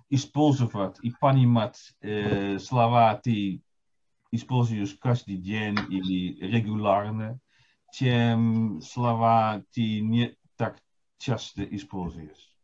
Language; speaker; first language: Russian; non-native, fluent; Dutch